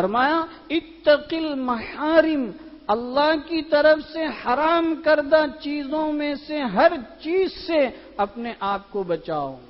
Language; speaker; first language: Urdu; native; Urdu